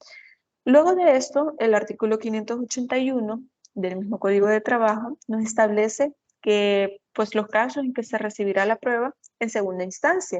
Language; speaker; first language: Spanish; native; Spanish